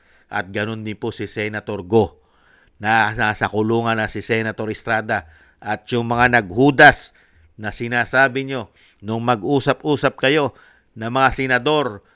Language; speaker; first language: Filipino; native; Filipino